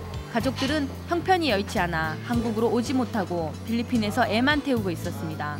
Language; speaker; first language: Korean; native; Korean